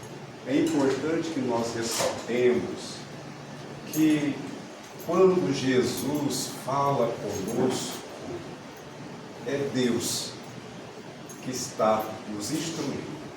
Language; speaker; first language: Portuguese; native; Portuguese